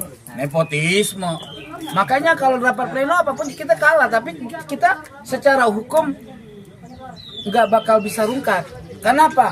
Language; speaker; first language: Indonesian; native; Indonesian